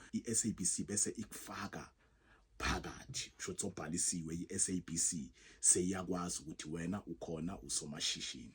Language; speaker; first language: Zulu; non-native, local second language; South Ndebele